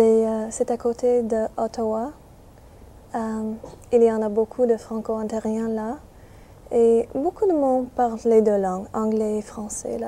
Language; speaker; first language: French; non-native, fluent; English